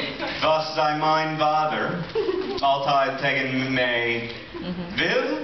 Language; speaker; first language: Dutch; non-native, learner; English